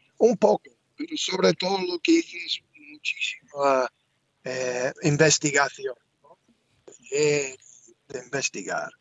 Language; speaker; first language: Spanish; non-native, fluent; English